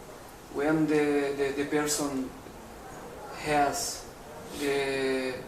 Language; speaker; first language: English; non-native, learner; Portuguese